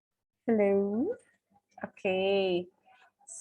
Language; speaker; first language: English; non-native, local second language; Indonesian